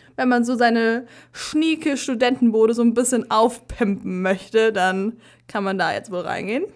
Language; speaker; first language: German; early bilingual, other home language; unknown